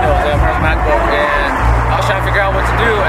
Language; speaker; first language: English; non-native, fluent; Russian